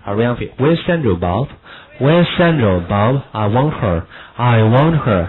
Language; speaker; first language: English; non-native, fluent; Chinese